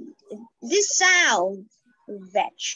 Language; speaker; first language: English; non-native, learner; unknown